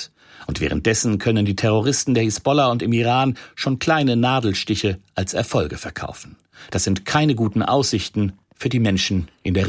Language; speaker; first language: German; native; German